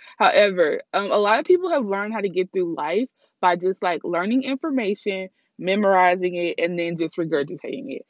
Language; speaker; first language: English; native; English